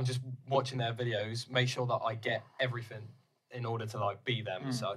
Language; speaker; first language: English; native; English